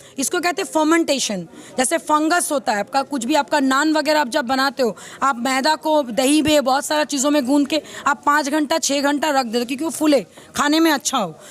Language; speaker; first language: Hindi; native; Hindi